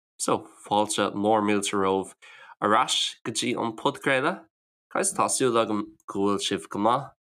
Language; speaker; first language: Irish; non-native, local second language; English